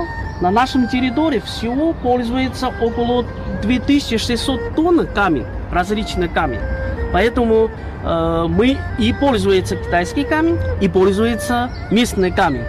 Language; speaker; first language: Russian; non-native, learner; Chinese